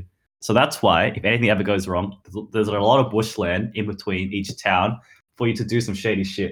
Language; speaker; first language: English; native; English